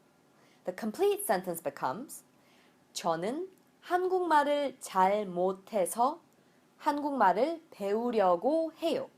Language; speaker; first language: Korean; non-native, fluent; English